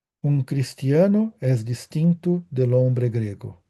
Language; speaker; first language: Spanish; non-native, fluent; Portuguese